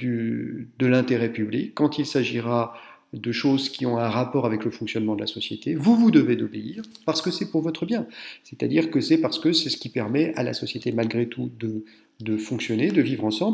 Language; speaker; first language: French; native; French